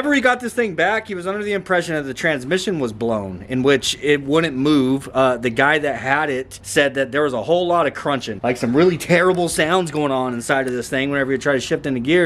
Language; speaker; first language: English; native; English